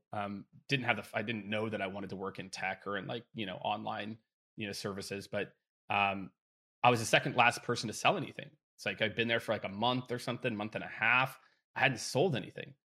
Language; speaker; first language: English; native; English